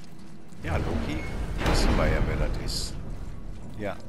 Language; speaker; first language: German; native; German